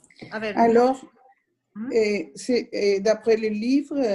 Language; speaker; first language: French; non-native, fluent; Spanish